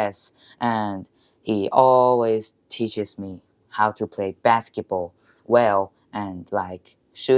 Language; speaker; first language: English; non-native, learner; Chinese